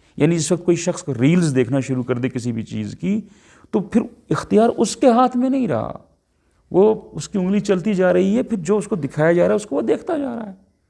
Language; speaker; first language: Urdu; non-native, local second language; Pahari-Potwari